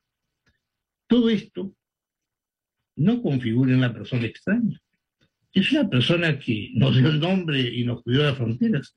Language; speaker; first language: Spanish; native; Spanish